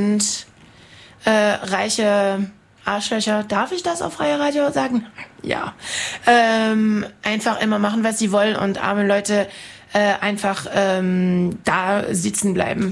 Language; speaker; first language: German; non-native, fluent; French